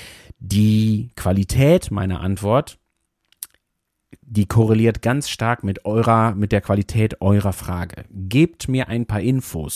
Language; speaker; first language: German; native; German